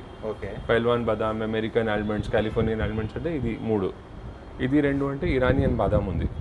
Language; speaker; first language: Telugu; non-native, local second language; Hindi